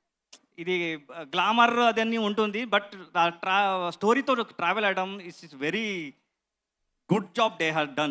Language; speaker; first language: Telugu; non-native, learner; Kannada